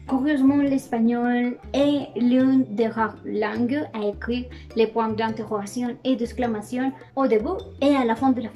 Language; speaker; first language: French; non-native, learner; Spanish